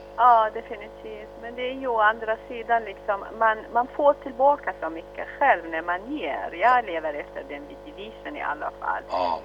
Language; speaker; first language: Swedish; early bilingual, other home language; Arabic